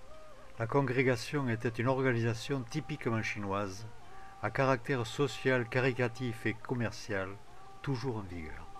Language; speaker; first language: French; native; French